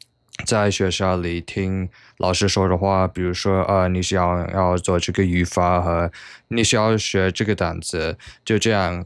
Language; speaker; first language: Chinese; non-native, learner; English